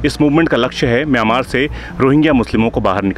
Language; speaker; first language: Hindi; native; Hindi